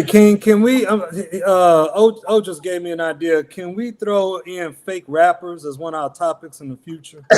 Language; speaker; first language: English; native; English